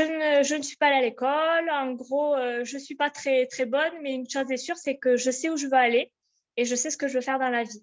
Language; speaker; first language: French; native; French